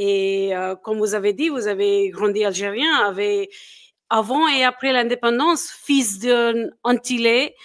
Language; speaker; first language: French; non-native, fluent; English